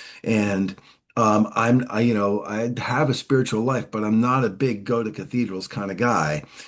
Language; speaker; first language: English; native; English